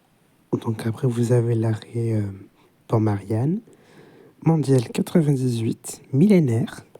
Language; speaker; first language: French; native; French